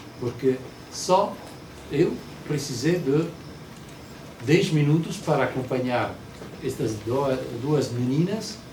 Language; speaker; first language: Portuguese; non-native, learner; Italian